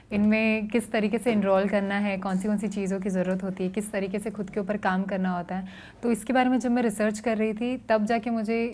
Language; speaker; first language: Hindi; native; Hindi